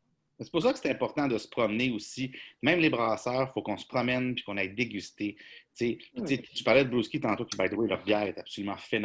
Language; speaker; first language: French; native; French